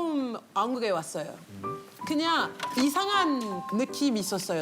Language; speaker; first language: Korean; non-native, learner; French